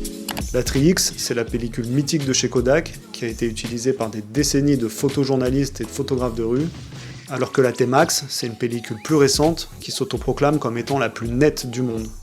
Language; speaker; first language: French; native; French